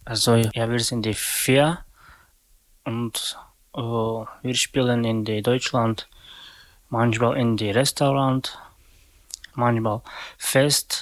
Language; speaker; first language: German; non-native, learner; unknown